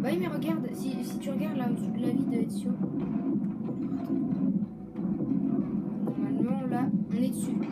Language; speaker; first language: French; native; French